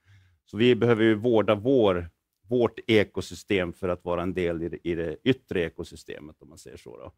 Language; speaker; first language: Swedish; native; Swedish